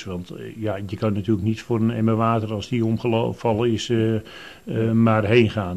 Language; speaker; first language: Dutch; native; Dutch